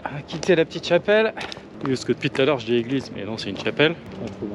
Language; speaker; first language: French; native; French